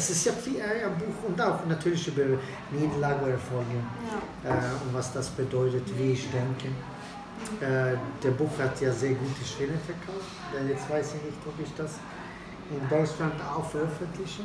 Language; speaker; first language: German; non-native, fluent; Swedish